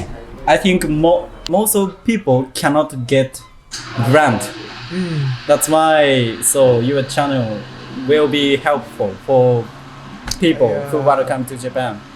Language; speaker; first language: English; non-native, learner; Japanese